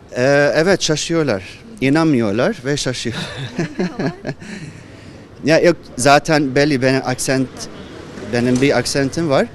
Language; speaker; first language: Turkish; non-native, fluent; Japanese